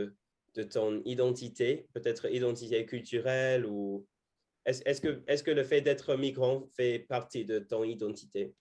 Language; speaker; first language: French; non-native, fluent; English